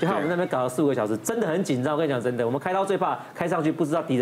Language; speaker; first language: Chinese; native; Chinese